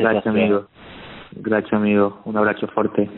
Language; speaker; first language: Italian; non-native, learner; Spanish